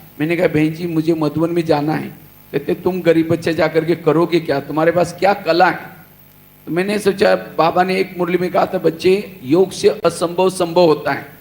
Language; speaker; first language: Hindi; non-native, local second language; Marathi